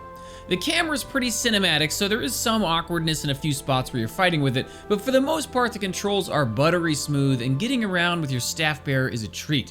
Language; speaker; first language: English; native; English